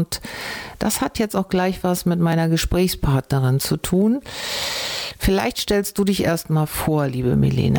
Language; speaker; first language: German; native; German